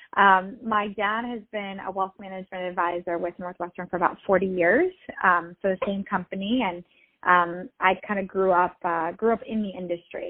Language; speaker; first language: English; native; English